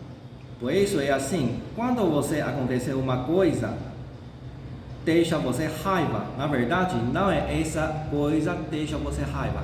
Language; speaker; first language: Portuguese; non-native, fluent; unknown